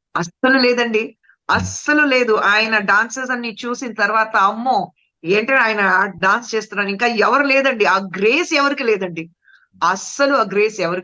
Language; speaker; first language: Telugu; non-native, fluent; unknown